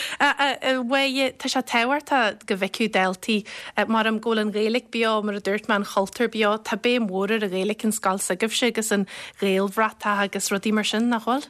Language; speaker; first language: Irish; native; Irish